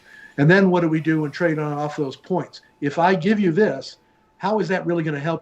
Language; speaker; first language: English; native; English